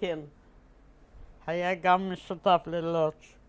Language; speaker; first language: Hebrew; non-native, fluent; Polish